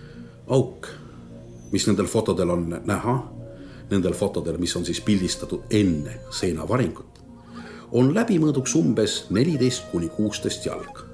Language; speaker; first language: Estonian; native; Estonian